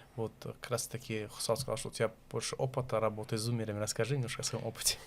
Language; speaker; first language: Russian; non-native, local second language; Tajik